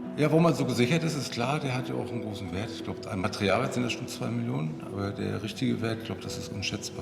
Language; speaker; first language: German; native; German